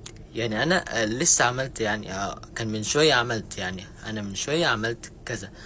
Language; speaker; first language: Arabic; non-native, fluent; Indonesian